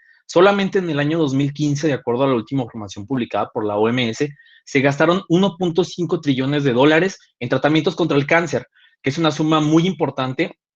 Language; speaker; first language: Spanish; native; Spanish